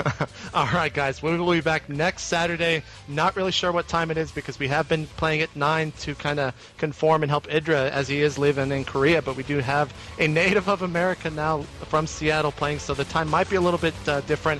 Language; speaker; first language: English; native; English